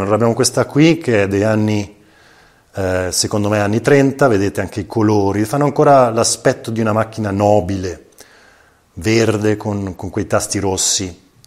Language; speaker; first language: Italian; native; Italian